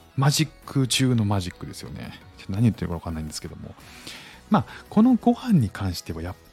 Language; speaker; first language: Japanese; native; Japanese